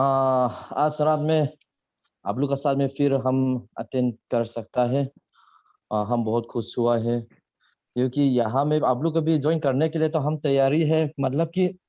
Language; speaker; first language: Hindi; non-native, local second language; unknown